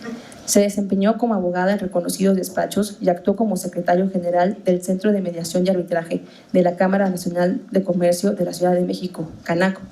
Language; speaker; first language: Spanish; native; Spanish